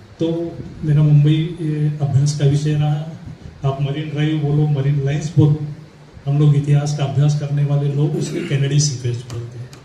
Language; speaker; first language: Hindi; non-native, local second language; Marathi